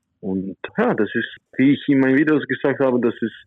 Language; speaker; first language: German; non-native, fluent; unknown